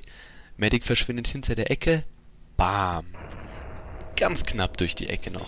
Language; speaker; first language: German; native; German